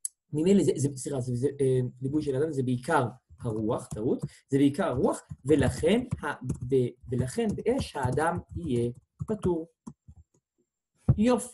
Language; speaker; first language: Hebrew; native; Hebrew